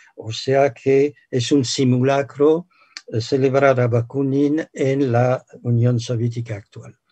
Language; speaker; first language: Spanish; non-native, fluent; French